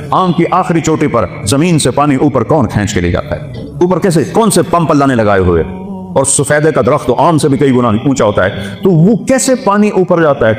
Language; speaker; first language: Urdu; non-native, local second language; Punjabi